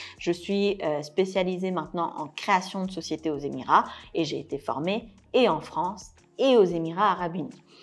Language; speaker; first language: French; early bilingual, other home language; Korean